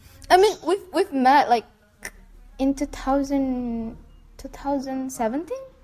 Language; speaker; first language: English; non-native, fluent; Indonesian